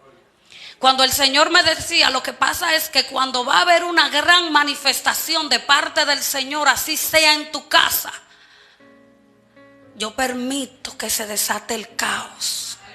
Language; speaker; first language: Spanish; native; Spanish